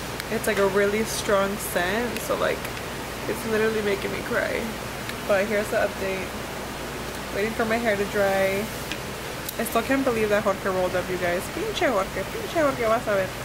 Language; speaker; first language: English; early bilingual, other home language; Spanish